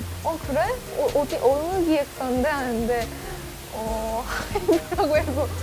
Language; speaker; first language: Korean; non-native, fluent; Japanese